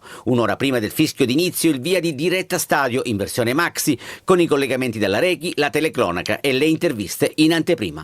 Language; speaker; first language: Italian; native; Italian